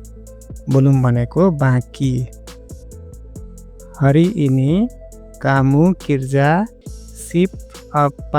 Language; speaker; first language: Indonesian; non-native, learner; Nepali